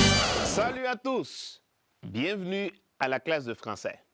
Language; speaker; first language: French; non-native, fluent; Spanish